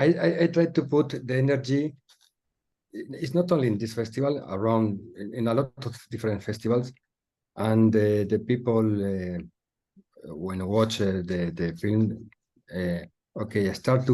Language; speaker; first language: English; non-native, learner; Spanish